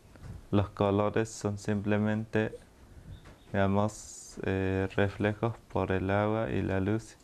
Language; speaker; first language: Spanish; non-native, local second language; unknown